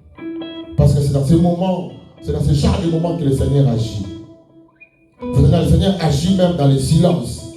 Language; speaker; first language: French; non-native, local second language; Lingala